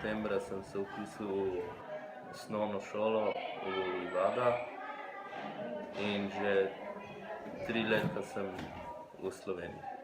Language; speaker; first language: Slovenian; early bilingual, other home language; Persian